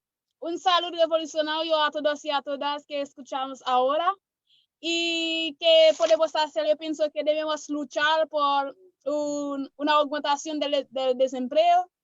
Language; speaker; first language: Spanish; non-native, learner; Haitian Creole